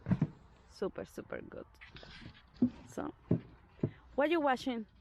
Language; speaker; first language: English; non-native, learner; Spanish